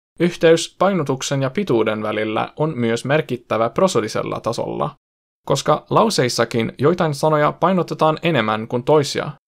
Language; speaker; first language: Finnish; non-native, fluent; Swedish